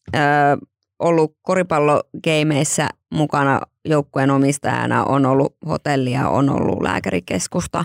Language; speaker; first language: Finnish; native; Finnish